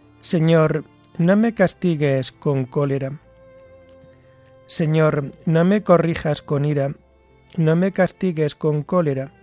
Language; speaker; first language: Spanish; native; Spanish